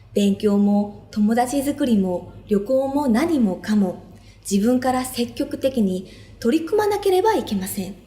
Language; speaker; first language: Japanese; non-native, fluent; Korean